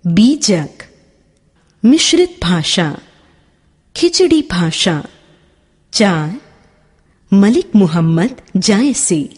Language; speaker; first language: Hindi; native; Hindi